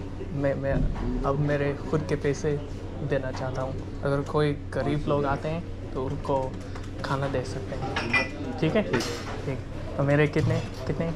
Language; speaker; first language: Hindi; non-native, fluent; English